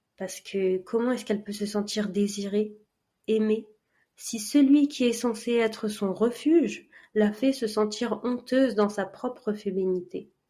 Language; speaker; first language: French; early bilingual, other home language; Arabic